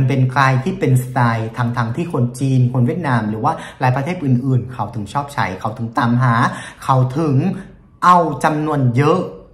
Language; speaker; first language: Thai; non-native, fluent; Vietnamese